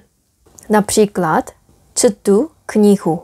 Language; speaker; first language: Czech; non-native, fluent; Korean